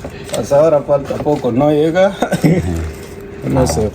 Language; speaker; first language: Spanish; non-native, learner; Bambara